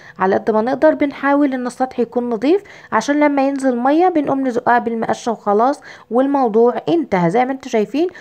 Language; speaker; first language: Arabic; native; Arabic